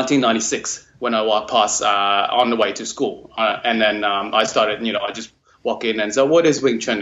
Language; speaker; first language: English; non-native, local second language; Cantonese